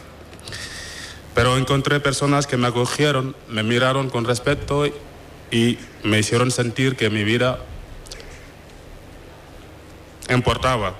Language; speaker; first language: Spanish; non-native, fluent; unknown